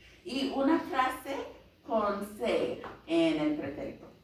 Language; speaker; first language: Spanish; non-native, fluent; English